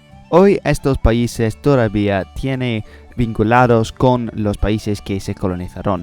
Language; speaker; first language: Spanish; non-native, learner; English